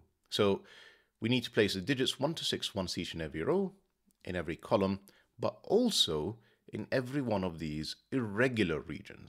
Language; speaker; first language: English; native; English